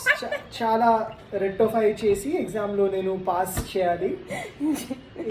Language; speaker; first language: Telugu; non-native, learner; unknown